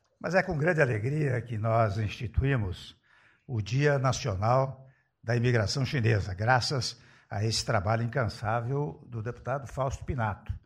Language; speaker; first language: Portuguese; early bilingual, other home language; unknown